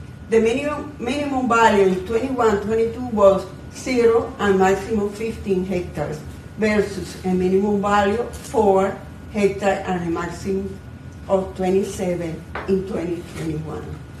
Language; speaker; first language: English; non-native, fluent; Spanish